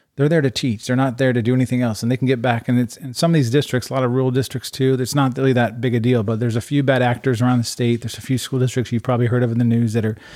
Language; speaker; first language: English; native; English